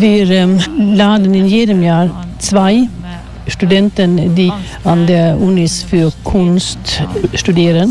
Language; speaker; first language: German; non-native, learner; Swedish